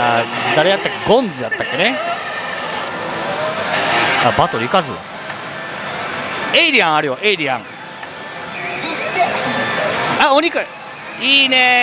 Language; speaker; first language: Japanese; native; Japanese